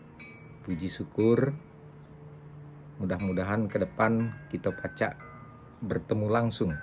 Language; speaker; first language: Indonesian; non-native, local second language; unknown